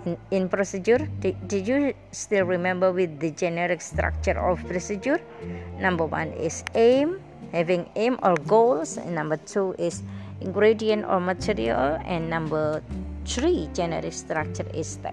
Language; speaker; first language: English; non-native, fluent; Indonesian